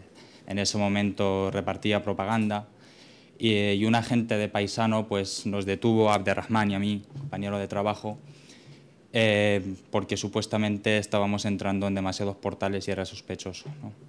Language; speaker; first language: Spanish; native; Spanish